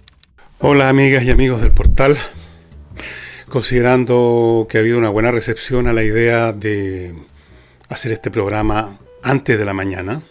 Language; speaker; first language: Spanish; native; Spanish